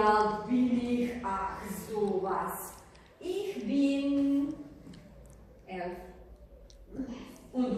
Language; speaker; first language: German; non-native, fluent; Croatian